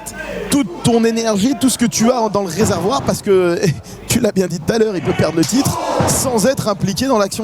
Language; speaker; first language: French; native; French